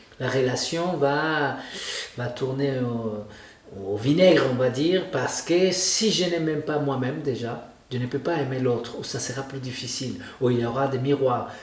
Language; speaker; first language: French; non-native, fluent; Spanish